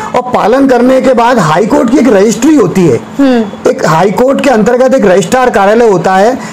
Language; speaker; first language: Hindi; native; Hindi